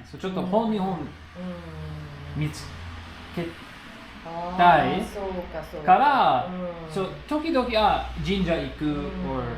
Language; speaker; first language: Japanese; non-native, learner; English